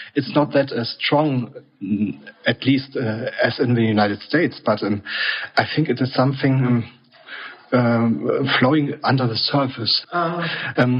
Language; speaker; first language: English; non-native, fluent; German